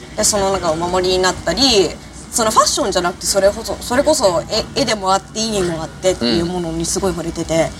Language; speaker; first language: Japanese; early bilingual, heritage; Japanese